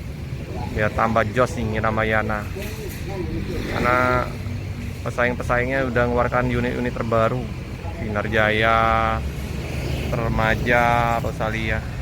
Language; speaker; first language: Indonesian; native; Indonesian